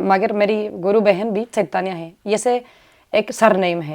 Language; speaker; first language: Hindi; non-native, learner; Spanish